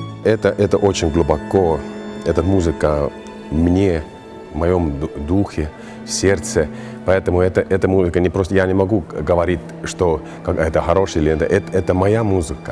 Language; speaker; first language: Russian; non-native, fluent; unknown